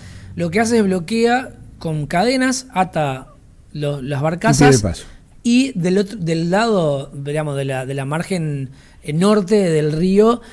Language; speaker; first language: Spanish; native; Spanish